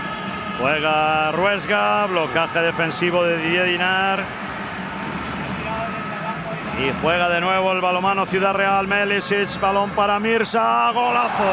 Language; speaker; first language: Spanish; native; Spanish